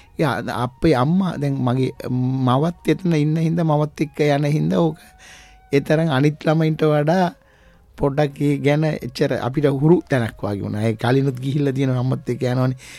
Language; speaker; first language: Sinhala; non-native, local second language; Tamil